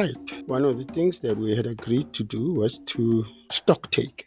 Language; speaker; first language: English; non-native, local second language; Tswana